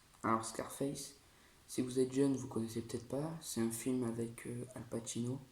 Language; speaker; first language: French; native; French